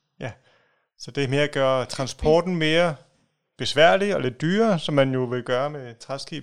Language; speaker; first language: Danish; native; Danish